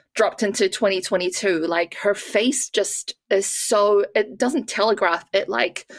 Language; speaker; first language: English; native; English